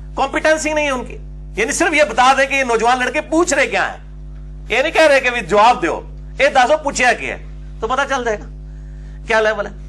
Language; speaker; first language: Urdu; non-native, local second language; Punjabi